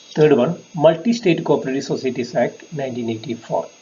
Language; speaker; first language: English; non-native, local second language; Malayalam